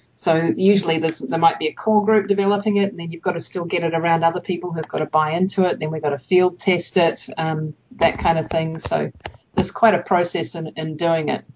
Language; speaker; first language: English; native; English